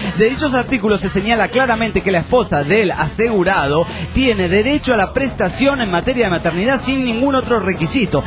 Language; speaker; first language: Spanish; native; Spanish